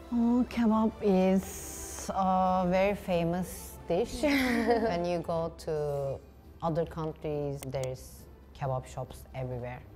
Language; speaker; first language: English; non-native, fluent; Turkish